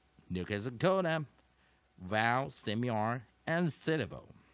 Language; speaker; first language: English; non-native, fluent; Chinese